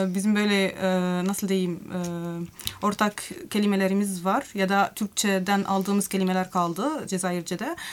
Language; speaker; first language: Turkish; non-native, fluent; Arabic